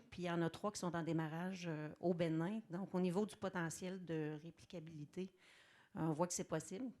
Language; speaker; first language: French; native; French